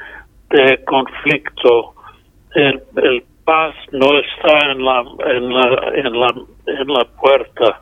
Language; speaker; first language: Spanish; non-native, fluent; English